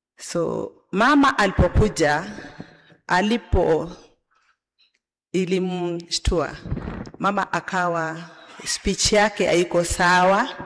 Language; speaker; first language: Swahili; non-native, local second language; Gusii